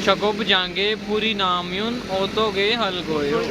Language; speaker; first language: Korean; non-native, fluent; Urdu